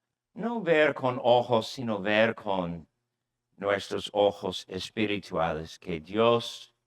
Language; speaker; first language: Spanish; non-native, fluent; English